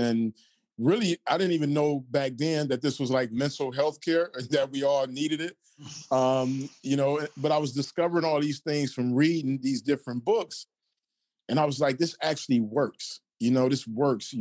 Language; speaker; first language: English; native; English